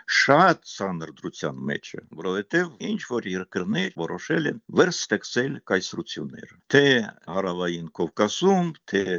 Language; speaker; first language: Armenian; non-native, fluent; Ukrainian